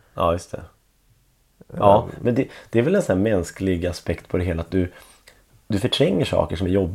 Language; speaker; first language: Swedish; native; Swedish